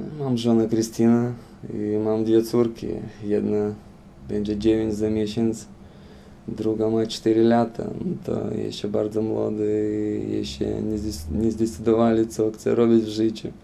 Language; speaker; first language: Polish; non-native, fluent; Lithuanian